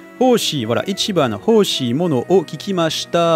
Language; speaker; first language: Japanese; non-native, learner; French